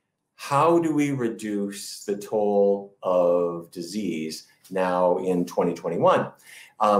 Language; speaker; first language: English; native; English